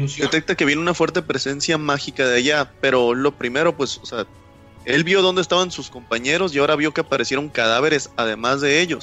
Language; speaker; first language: Spanish; native; Spanish